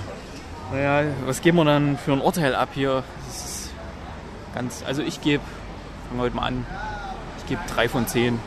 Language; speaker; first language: German; native; German